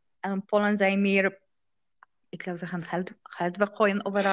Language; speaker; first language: Dutch; non-native, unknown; Polish